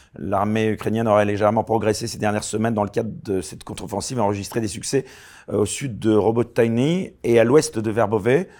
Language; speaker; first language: French; native; French